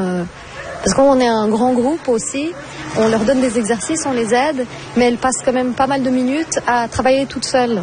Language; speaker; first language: French; non-native, fluent; Portuguese